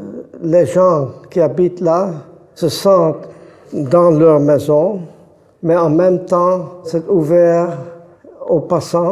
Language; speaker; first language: French; non-native, fluent; Dutch